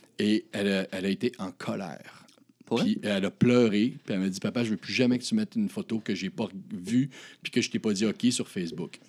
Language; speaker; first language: French; native; French